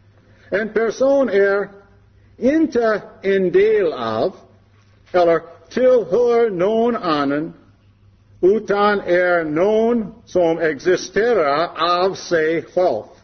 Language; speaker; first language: Swedish; non-native, learner; English